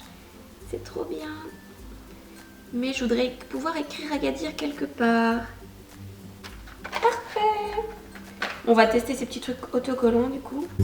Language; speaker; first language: French; native; French